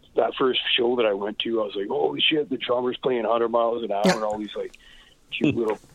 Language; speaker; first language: English; native; English